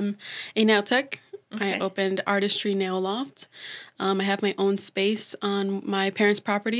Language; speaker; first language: English; native; English